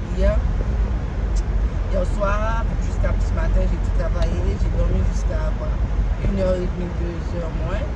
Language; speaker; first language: French; non-native, local second language; Haitian Creole